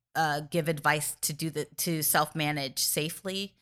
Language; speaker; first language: English; native; English